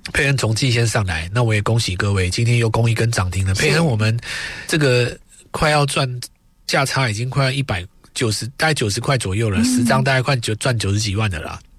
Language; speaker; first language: Chinese; native; Chinese